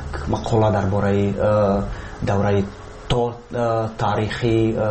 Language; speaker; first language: Persian; non-native, fluent; Czech